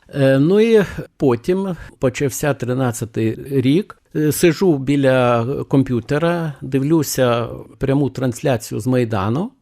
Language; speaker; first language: Ukrainian; non-native, fluent; Lithuanian